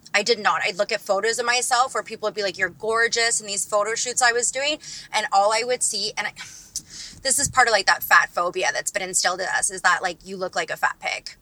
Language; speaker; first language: English; native; English